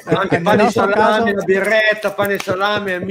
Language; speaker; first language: Italian; native; Italian